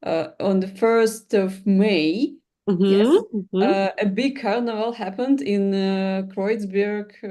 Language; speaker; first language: English; non-native, learner; Russian